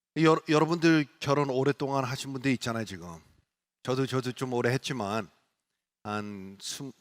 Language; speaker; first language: Korean; early bilingual, other home language; English